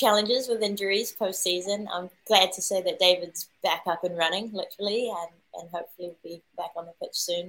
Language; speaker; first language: English; native; English